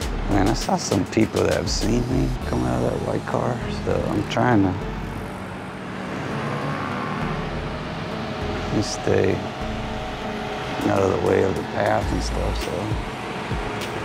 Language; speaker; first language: English; early bilingual, other home language; Spanish